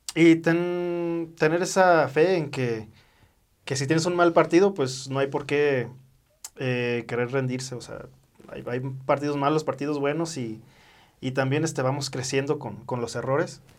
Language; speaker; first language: Spanish; early bilingual, heritage; Spanish